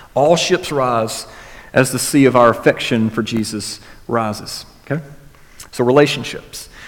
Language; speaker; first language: English; native; English